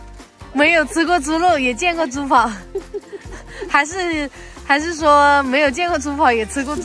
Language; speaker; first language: Chinese; non-native, local second language; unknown